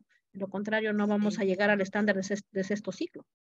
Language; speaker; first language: Spanish; native; Spanish